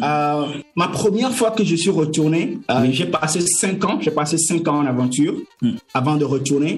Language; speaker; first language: French; non-native, local second language; Ewe